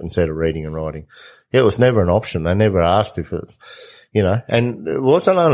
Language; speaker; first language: English; native; English